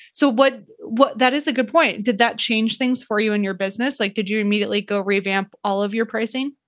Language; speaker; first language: English; native; English